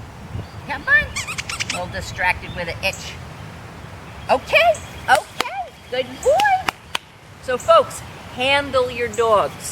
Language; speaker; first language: English; native; English